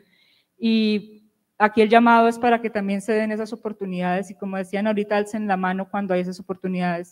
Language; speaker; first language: Spanish; native; Spanish